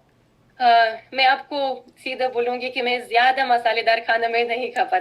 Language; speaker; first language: Hindi; non-native, fluent; Russian